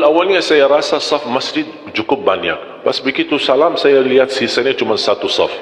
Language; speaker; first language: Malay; non-native, fluent; Arabic